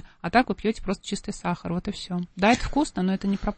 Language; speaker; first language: Russian; native; Russian